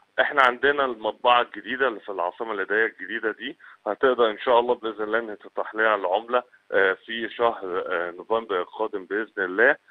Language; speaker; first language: Arabic; native; Arabic